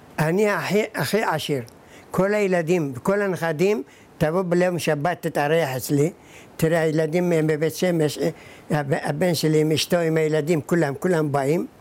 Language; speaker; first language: Hebrew; early bilingual, other home language; Arabic